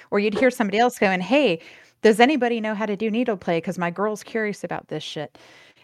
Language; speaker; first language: English; native; English